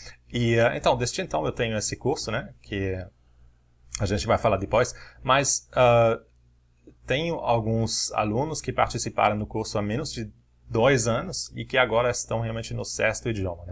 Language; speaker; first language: Portuguese; non-native, fluent; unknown